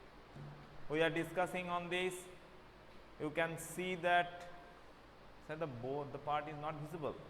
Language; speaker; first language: English; non-native, local second language; Bangla